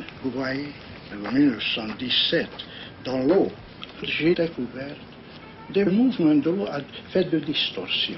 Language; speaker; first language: French; non-native, learner; Hungarian